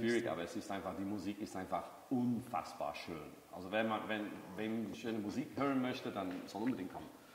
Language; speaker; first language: German; non-native, fluent; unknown